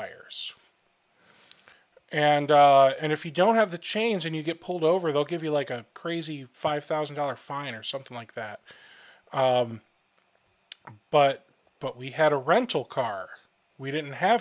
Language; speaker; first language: English; native; English